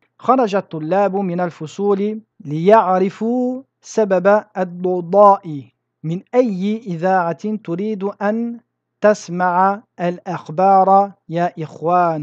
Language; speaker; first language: Arabic; non-native, fluent; French